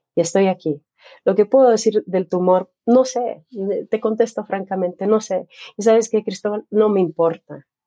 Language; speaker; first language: Spanish; native; Spanish